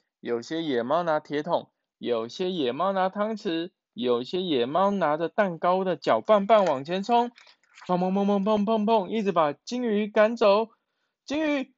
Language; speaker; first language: Chinese; native; Chinese